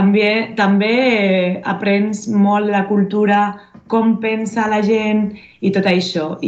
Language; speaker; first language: Catalan; non-native, fluent; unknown